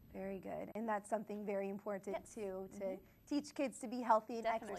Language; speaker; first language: English; native; English